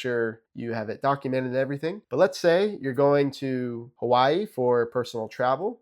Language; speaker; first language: English; native; English